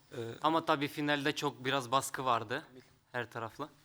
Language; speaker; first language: Turkish; early bilingual, other home language; Russian